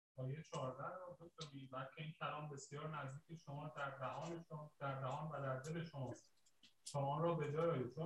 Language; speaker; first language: Persian; native; Persian